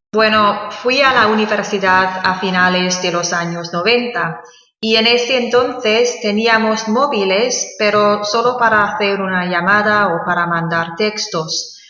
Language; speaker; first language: Spanish; non-native, fluent; English